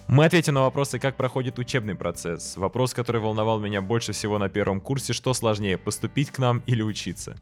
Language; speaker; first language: Russian; native; Russian